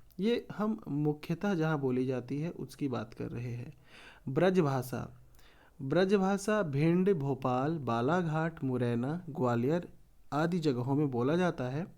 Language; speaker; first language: Hindi; native; Hindi